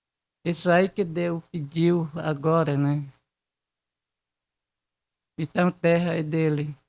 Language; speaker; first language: Portuguese; non-native, local second language; Guarani